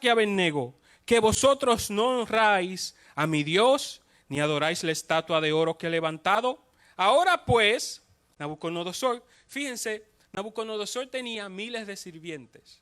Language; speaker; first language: Spanish; native; Spanish